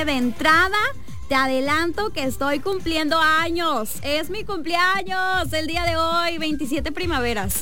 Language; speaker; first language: Spanish; native; Spanish